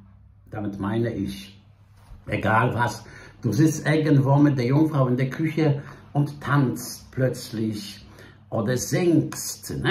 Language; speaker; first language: German; non-native, fluent; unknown